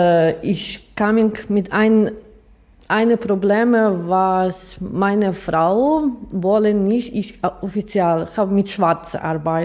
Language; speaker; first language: German; non-native, learner; Ukrainian